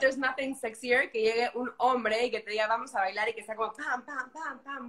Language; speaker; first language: Spanish; early bilingual, heritage; Spanish